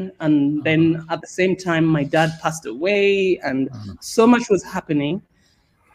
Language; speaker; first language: English; non-native, local second language; Swahili